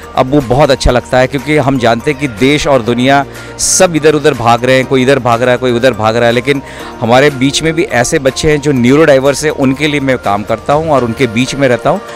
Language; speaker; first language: Hindi; native; Hindi